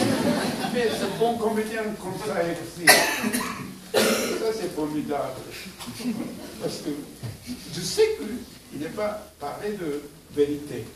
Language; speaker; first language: French; non-native, learner; Japanese